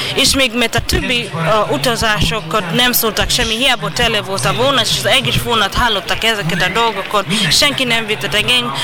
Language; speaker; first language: Hungarian; non-native, learner; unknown